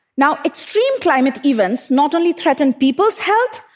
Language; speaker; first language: English; non-native, local second language; Hindi